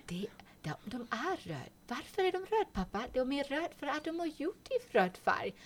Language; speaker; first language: Swedish; non-native, fluent; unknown